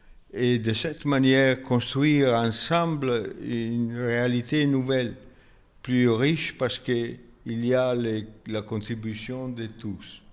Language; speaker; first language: French; non-native, fluent; Italian